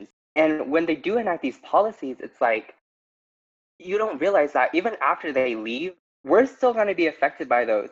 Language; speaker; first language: English; native; English